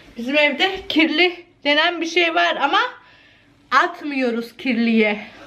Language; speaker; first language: Turkish; early bilingual, heritage; Turkish